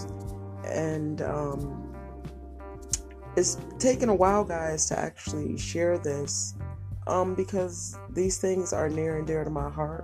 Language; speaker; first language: English; native; English